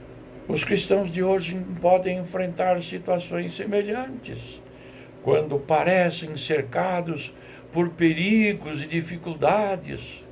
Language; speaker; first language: Portuguese; native; Portuguese